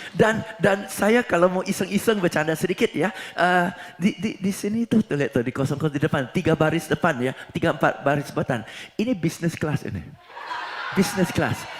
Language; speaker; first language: Indonesian; non-native, fluent; English